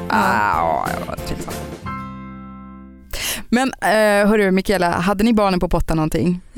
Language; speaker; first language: Swedish; native; Swedish